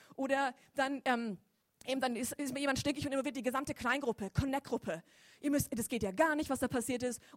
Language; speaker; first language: German; native; German